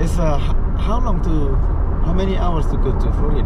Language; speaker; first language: English; non-native, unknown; Indonesian